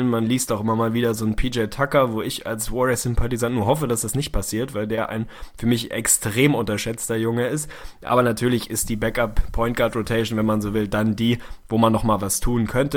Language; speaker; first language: German; native; German